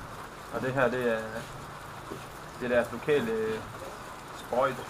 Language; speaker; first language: Danish; native; Danish